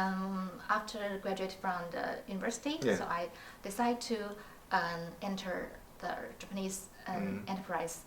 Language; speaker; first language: English; non-native, learner; Chinese